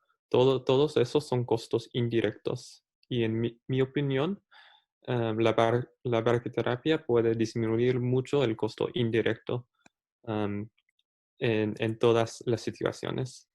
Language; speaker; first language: Spanish; early bilingual, heritage; Spanish